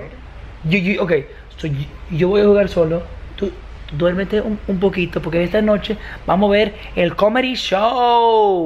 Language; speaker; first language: Spanish; non-native, learner; English